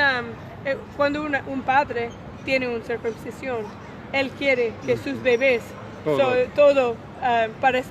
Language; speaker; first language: Spanish; non-native, learner; English